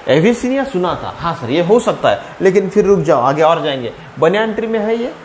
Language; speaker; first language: Hindi; non-native, local second language; Marathi